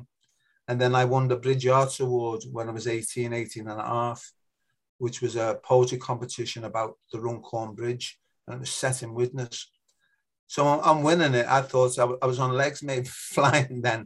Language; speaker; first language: English; native; English